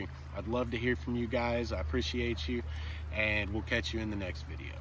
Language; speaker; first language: English; native; English